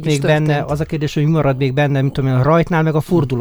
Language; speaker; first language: Hungarian; native; Hungarian